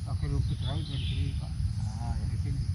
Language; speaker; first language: Indonesian; native; Indonesian